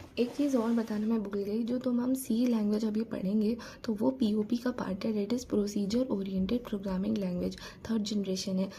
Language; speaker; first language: Hindi; native; Hindi